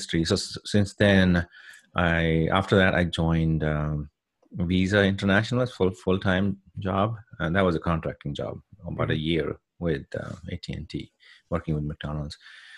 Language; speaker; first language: English; non-native, local second language; Punjabi